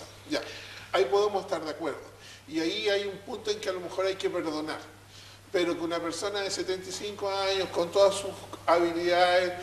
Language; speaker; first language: Spanish; native; Spanish